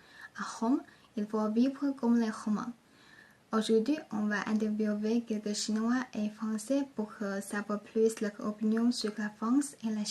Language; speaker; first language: French; non-native, learner; Chinese